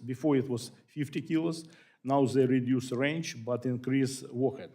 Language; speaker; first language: English; non-native, fluent; Ukrainian